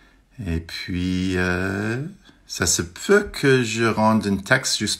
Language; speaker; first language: French; non-native, fluent; English